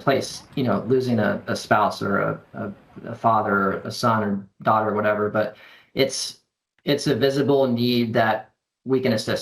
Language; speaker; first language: English; native; English